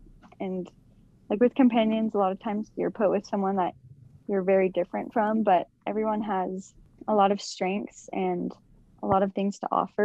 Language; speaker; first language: English; native; English